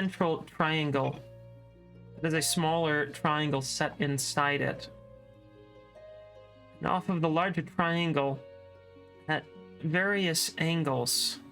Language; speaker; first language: English; native; English